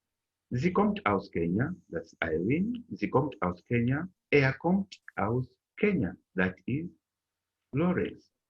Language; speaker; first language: German; non-native, learner; Bemba